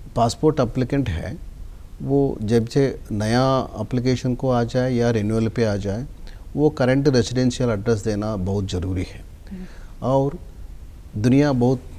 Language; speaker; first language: Hindi; non-native, local second language; Telugu